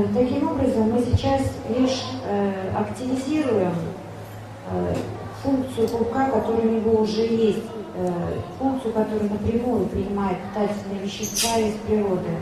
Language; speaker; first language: Russian; native; Russian